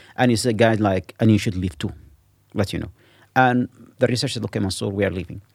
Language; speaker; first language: English; non-native, fluent; Arabic